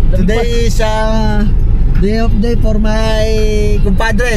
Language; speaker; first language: English; non-native, local second language; Filipino